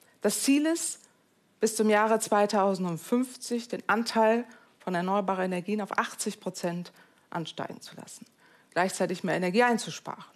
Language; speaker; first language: German; native; German